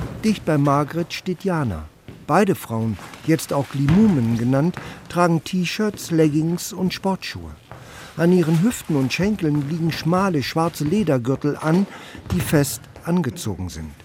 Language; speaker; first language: German; native; German